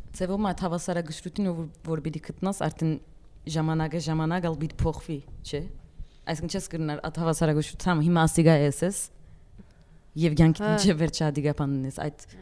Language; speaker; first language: Armenian; early bilingual, heritage; Armenian